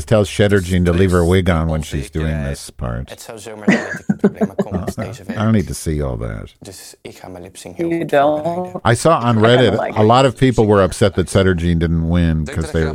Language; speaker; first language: English; native; English